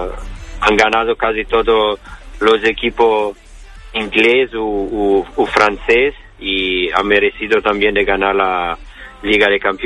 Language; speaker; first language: Spanish; non-native, learner; Italian